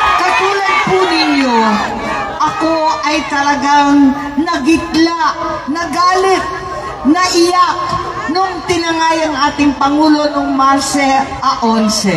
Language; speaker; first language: Filipino; non-native, local second language; Cebuano